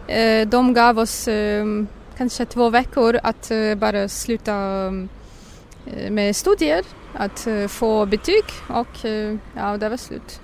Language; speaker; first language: Swedish; non-native, fluent; Russian